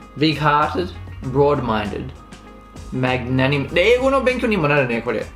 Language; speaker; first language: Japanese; non-native, fluent; English